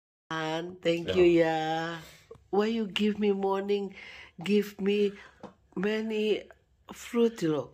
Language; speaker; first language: English; non-native, learner; Indonesian